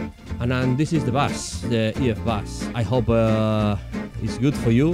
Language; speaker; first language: English; non-native, learner; Spanish